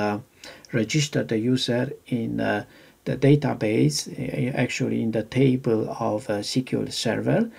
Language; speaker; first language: English; non-native, fluent; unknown